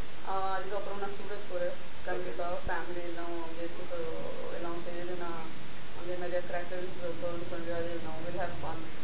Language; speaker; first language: Tamil; non-native, learner; Gujarati